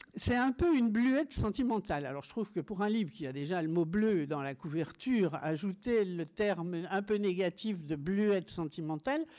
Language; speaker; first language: French; native; French